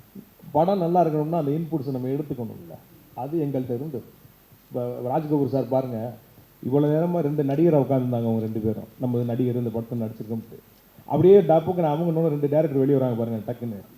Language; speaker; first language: Tamil; native; Tamil